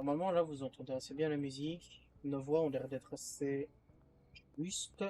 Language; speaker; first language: French; native; French